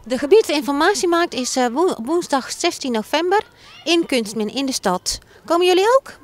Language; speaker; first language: Dutch; native; Dutch